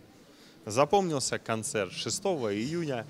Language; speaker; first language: Russian; native; Russian